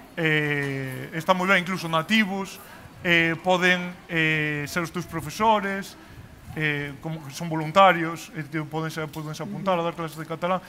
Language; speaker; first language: Galician; non-native, local second language; Spanish